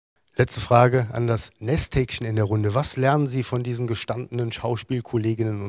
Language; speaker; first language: German; native; German